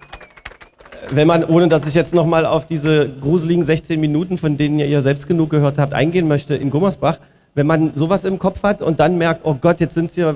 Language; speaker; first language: German; native; German